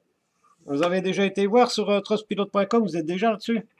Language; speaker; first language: French; native; French